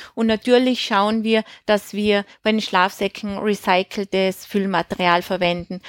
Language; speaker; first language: German; native; German